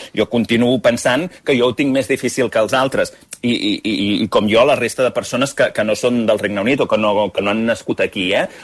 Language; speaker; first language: Catalan; native; Catalan